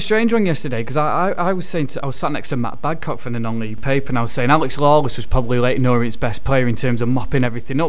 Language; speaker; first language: English; native; English